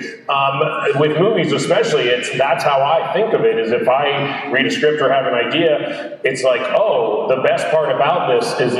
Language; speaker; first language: English; native; English